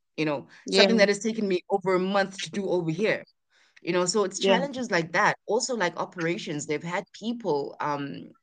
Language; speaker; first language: English; non-native, local second language; Zulu